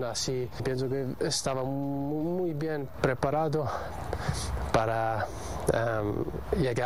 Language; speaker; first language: Spanish; non-native, learner; German